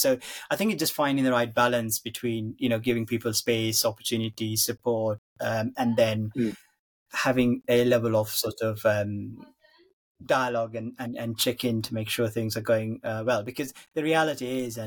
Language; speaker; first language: English; non-native, local second language; Sinhala